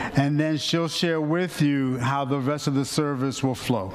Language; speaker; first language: English; native; English